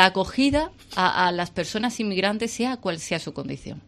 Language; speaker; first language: Spanish; native; Spanish